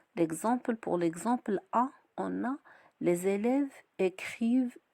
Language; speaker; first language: French; non-native, local second language; Arabic